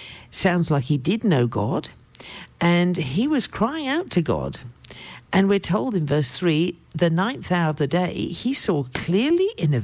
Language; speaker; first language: English; native; English